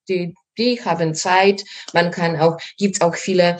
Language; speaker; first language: German; non-native, fluent; Polish